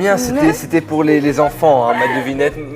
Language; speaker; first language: French; native; French